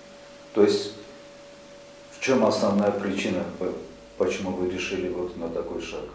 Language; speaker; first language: Russian; native; Russian